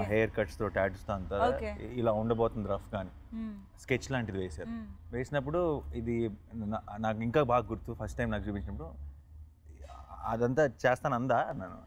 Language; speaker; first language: Telugu; native; Telugu